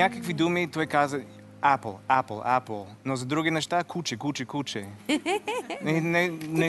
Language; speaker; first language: Bulgarian; non-native, learner; English